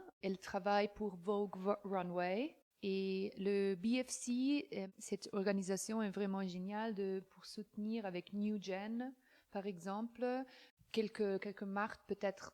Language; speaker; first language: French; non-native, fluent; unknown